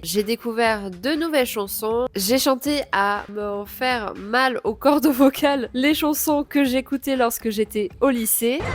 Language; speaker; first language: French; native; French